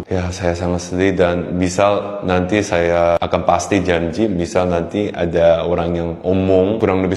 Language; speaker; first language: Indonesian; non-native, fluent; Korean